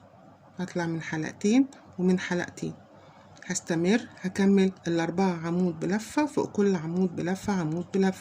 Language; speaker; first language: Arabic; native; Arabic